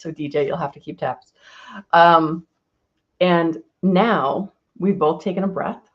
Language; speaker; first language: English; native; English